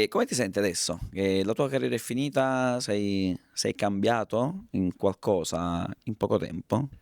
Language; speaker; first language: Italian; native; Italian